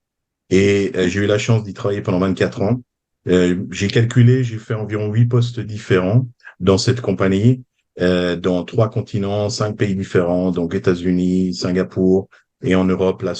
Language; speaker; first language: French; native; French